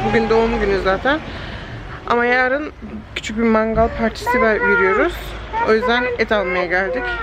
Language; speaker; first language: Turkish; early bilingual, heritage; Turkish